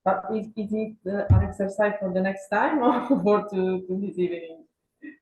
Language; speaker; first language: English; non-native, learner; Italian